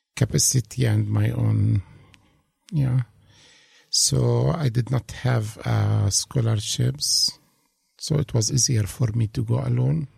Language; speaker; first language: English; non-native, fluent; Arabic